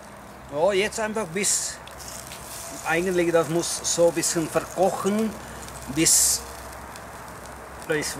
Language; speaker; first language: German; non-native, learner; Czech